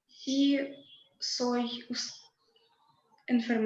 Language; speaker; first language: Spanish; non-native, learner; Russian